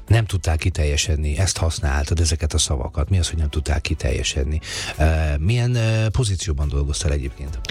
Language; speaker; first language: Hungarian; native; Hungarian